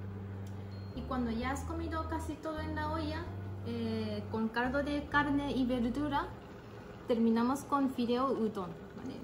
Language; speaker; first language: Spanish; non-native, fluent; Japanese